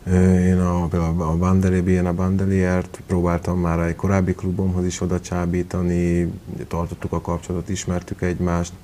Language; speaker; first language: Hungarian; native; Hungarian